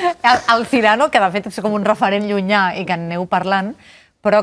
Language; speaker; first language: Catalan; native; Catalan